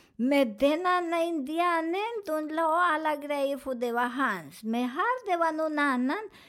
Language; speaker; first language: Swedish; non-native, learner; Spanish